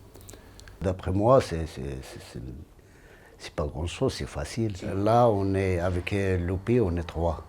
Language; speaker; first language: French; non-native, fluent; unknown